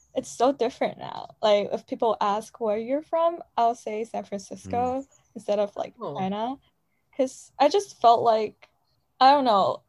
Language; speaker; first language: English; non-native, fluent; Chinese